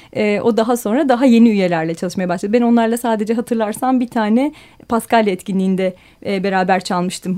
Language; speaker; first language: Turkish; native; Turkish